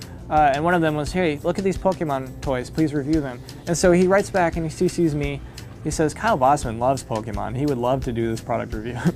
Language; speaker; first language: English; native; English